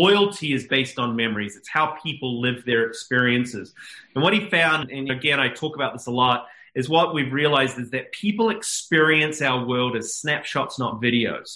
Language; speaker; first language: English; native; English